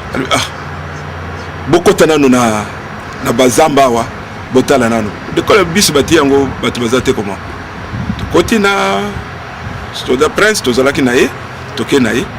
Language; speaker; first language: Lingala; non-native, local second language; Luba-Lulua